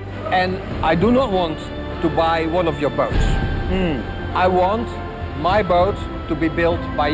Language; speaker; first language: English; non-native, fluent; Dutch